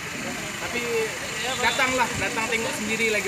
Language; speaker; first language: Indonesian; non-native, learner; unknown